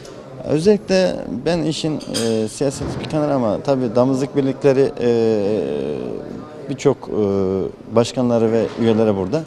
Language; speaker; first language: Turkish; native; Turkish